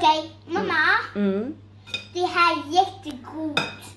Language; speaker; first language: Swedish; early bilingual, other home language; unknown